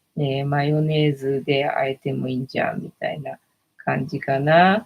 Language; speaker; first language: Japanese; native; Japanese